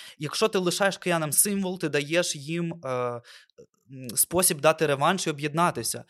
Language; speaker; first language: Ukrainian; non-native, local second language; Russian